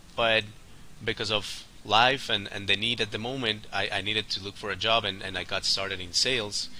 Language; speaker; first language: English; non-native, fluent; Spanish